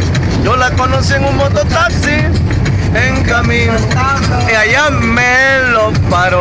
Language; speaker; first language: Spanish; native; Spanish